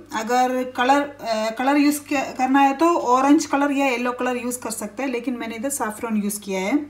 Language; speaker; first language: Hindi; non-native, local second language; Malayalam